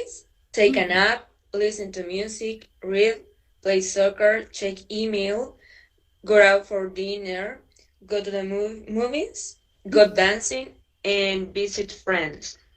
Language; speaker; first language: English; non-native, learner; Spanish